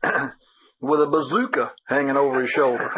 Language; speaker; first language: English; native; English